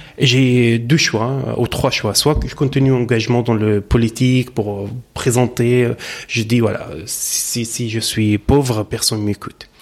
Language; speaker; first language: French; non-native, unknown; Arabic